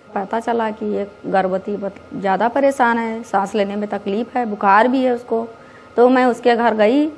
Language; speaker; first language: Hindi; native; Hindi